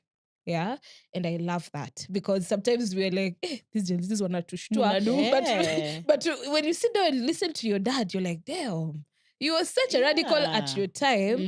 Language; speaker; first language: English; non-native, local second language; Swahili